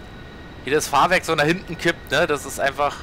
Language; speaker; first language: German; native; German